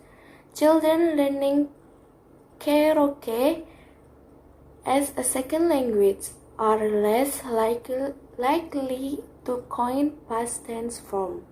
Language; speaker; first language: English; non-native, learner; Indonesian